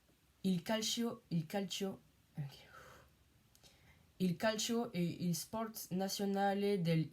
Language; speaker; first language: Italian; non-native, learner; French